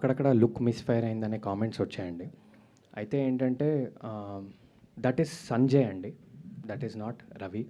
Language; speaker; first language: Telugu; native; Telugu